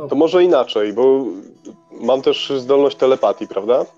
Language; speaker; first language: Polish; native; Polish